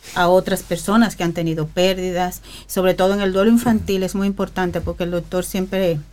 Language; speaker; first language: Spanish; native; Spanish